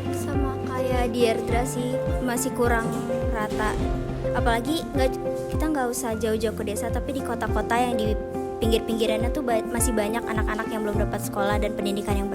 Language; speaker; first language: Indonesian; native; Indonesian